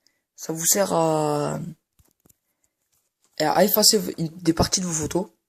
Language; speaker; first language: French; native; French